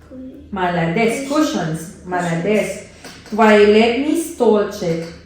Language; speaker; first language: Russian; non-native, learner; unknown